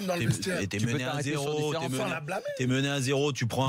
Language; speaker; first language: French; native; French